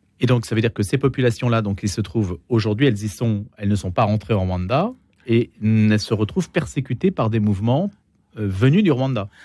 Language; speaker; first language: French; native; French